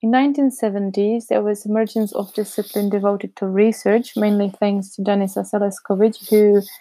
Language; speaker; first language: English; non-native, fluent; Czech